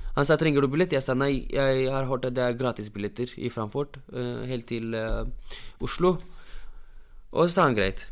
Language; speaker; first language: Norwegian; non-native, fluent; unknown